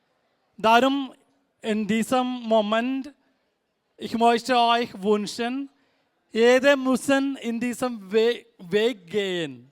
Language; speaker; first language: German; non-native, fluent; Malayalam